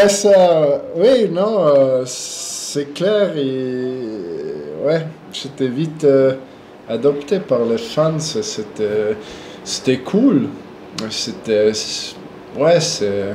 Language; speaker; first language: French; non-native, local second language; German